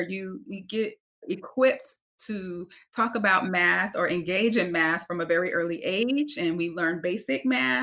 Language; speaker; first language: English; native; English